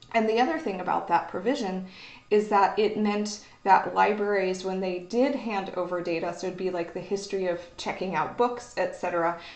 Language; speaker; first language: English; native; English